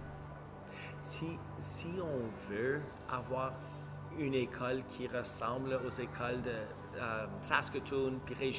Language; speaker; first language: French; native; French